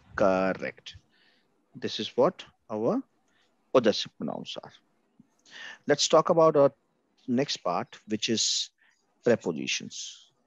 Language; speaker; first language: English; non-native, local second language; Hindi